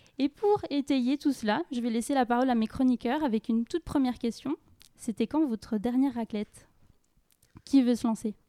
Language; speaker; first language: French; native; French